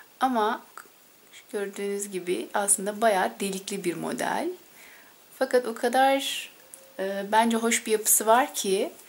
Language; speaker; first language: Turkish; native; Turkish